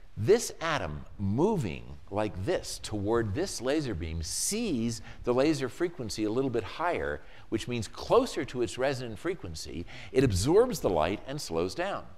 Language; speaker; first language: English; native; English